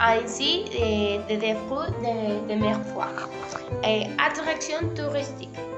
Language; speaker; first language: French; non-native, learner; Spanish